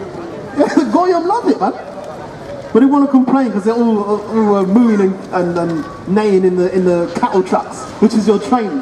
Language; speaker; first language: English; native; English